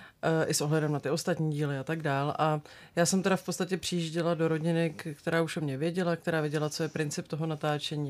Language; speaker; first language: Czech; native; Czech